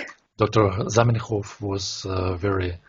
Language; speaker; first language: English; non-native, learner; Russian